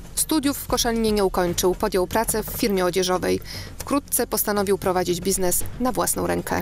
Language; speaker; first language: Polish; native; Polish